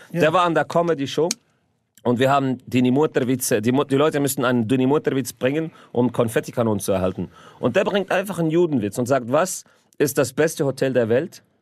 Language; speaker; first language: German; native; German